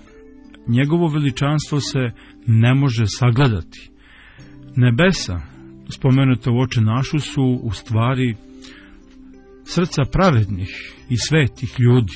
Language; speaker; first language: Serbian; native; Serbian